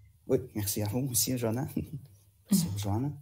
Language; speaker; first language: French; non-native, fluent; Russian